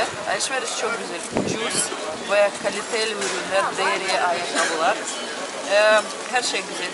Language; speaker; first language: Turkish; non-native, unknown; Russian